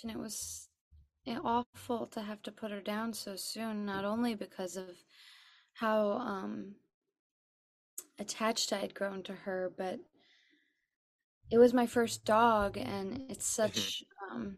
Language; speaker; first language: English; native; English